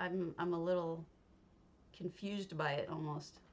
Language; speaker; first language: English; native; English